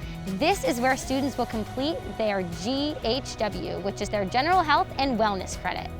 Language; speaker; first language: English; native; English